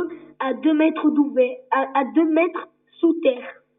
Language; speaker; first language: French; native; French